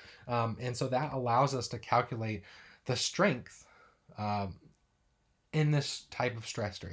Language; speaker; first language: English; native; English